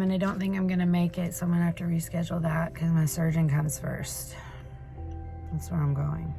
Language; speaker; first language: English; native; English